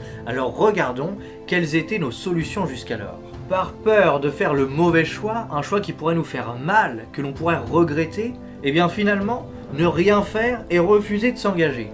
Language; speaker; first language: French; native; French